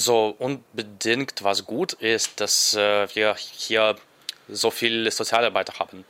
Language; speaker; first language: German; non-native, learner; Ukrainian